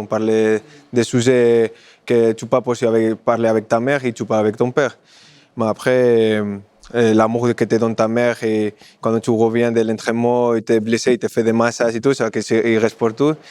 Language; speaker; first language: French; non-native, fluent; Spanish